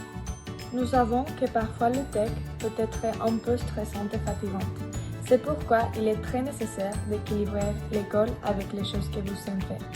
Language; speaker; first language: French; non-native, learner; Spanish